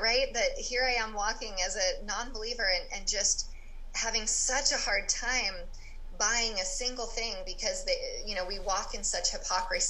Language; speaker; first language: English; native; English